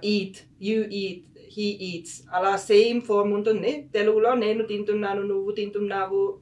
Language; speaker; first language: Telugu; non-native, fluent; Finnish